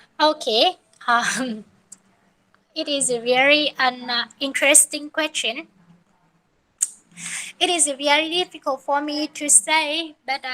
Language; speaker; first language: English; non-native, learner; Vietnamese